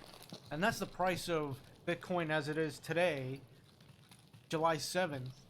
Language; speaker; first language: English; native; English